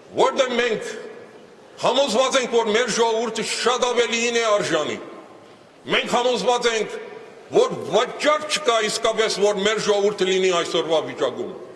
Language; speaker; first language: Armenian; early bilingual, heritage; Armenian